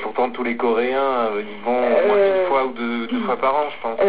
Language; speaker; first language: French; native; French